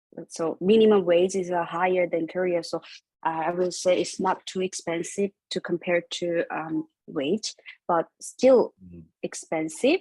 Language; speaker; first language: English; non-native, learner; Korean